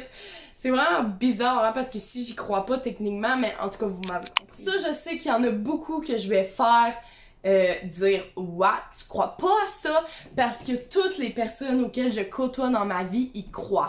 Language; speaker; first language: French; native; French